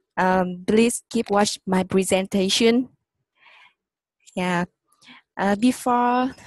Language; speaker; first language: English; non-native, learner; Vietnamese